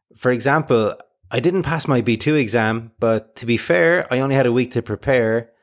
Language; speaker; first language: English; native; English